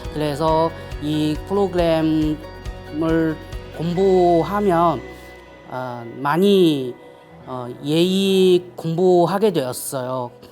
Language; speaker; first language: Korean; non-native, learner; Chinese